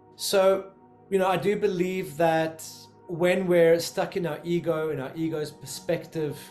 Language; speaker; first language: English; native; English